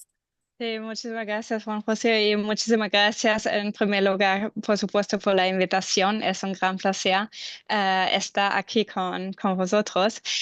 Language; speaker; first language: Spanish; non-native, fluent; German